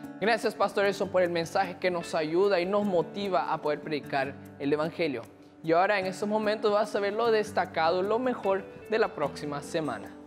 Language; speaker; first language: Spanish; native; Spanish